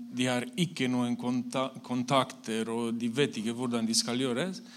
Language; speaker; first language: Norwegian; non-native, fluent; Romanian